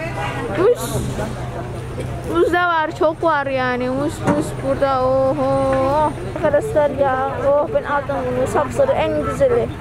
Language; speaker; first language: Turkish; non-native, learner; Javanese